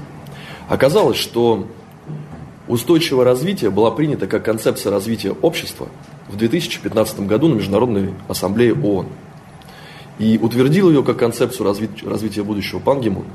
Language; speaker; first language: Russian; native; Russian